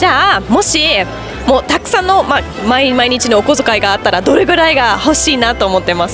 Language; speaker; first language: Japanese; non-native, fluent; English